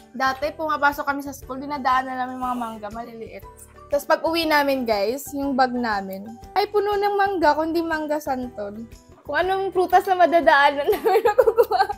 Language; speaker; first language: Filipino; non-native, local second language; Cebuano